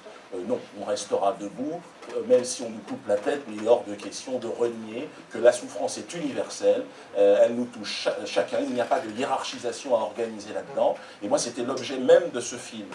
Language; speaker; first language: French; native; French